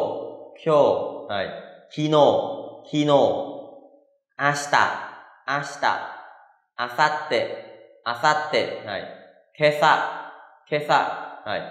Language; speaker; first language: Japanese; non-native, fluent; Khmer